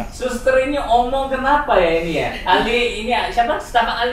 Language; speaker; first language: Indonesian; native; Indonesian